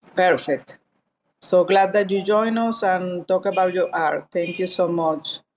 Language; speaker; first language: English; non-native, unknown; Italian